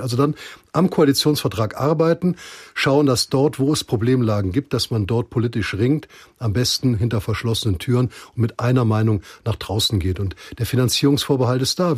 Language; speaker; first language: German; native; German